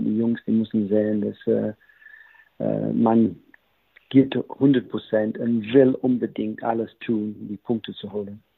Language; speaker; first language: German; non-native, fluent; English